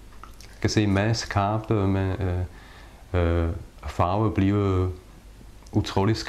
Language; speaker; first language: Danish; non-native, fluent; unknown